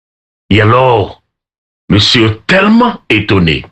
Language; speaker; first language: French; non-native, local second language; Haitian Creole